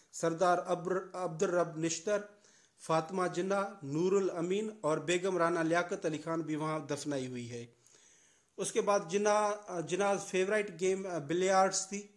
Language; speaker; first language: Urdu; non-native, local second language; Sindhi